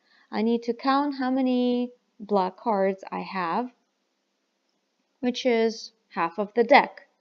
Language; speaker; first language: English; non-native, fluent; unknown